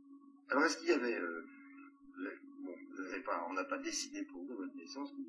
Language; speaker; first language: French; native; French